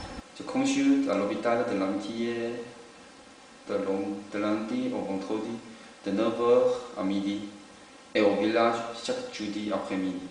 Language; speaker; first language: French; non-native, learner; Chinese